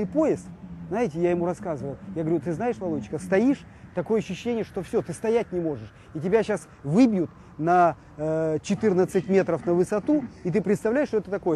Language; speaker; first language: Russian; native; Russian